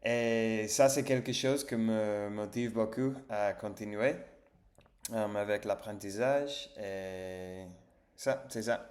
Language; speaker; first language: French; non-native, learner; English